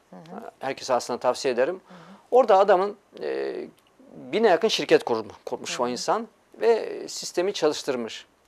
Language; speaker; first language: Turkish; early bilingual, heritage; Turkish